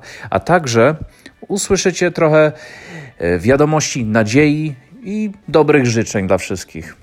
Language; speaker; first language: Polish; non-native, fluent; English